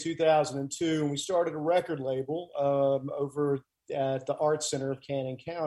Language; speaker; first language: English; native; English